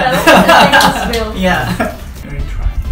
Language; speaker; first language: English; non-native, learner; Korean